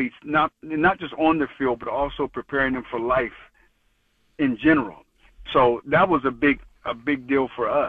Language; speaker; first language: English; native; English